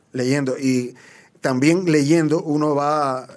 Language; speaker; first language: Spanish; native; Spanish